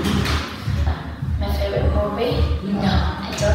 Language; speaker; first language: English; non-native, learner; Vietnamese